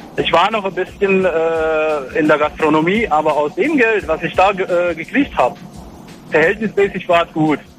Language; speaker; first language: German; non-native, fluent; Hungarian